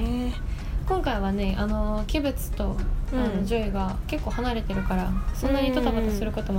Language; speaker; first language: Japanese; native; Japanese